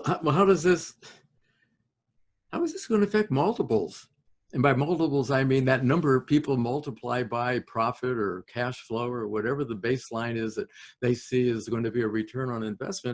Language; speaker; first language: English; native; English